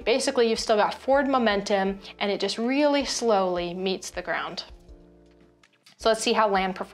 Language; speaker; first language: English; native; English